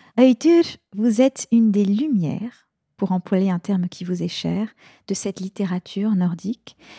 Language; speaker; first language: French; native; French